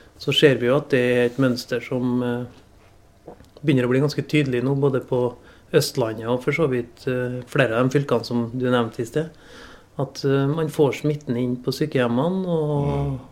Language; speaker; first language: Norwegian; native; Norwegian